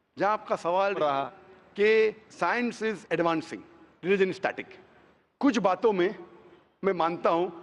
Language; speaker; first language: Hindi; non-native, local second language; Konkani